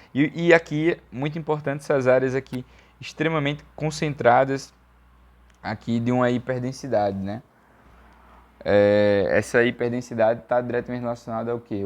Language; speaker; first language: Portuguese; native; Portuguese